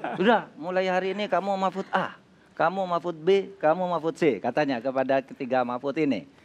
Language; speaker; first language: Indonesian; non-native, local second language; Madurese